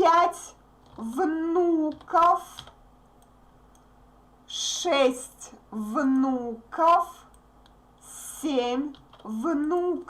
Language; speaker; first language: Russian; native; Russian